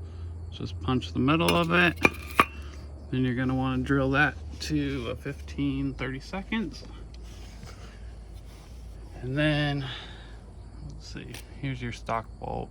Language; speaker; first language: English; native; English